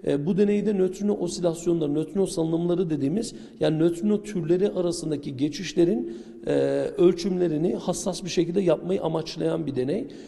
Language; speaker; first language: Turkish; native; Turkish